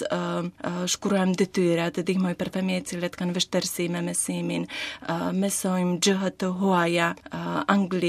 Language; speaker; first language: Albanian; non-native, learner; Slovak